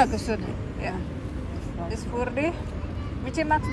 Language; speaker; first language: German; non-native, learner; Indonesian